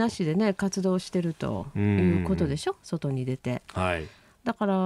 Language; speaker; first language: Japanese; native; Japanese